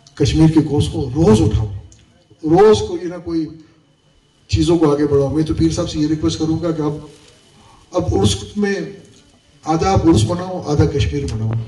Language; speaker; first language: Urdu; non-native, local second language; Memoni